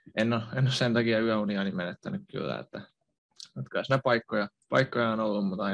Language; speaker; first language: Finnish; native; Finnish